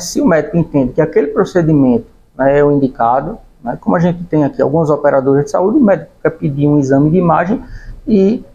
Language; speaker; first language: Portuguese; native; Portuguese